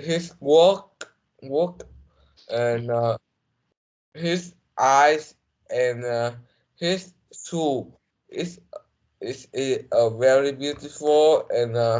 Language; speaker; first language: English; non-native, learner; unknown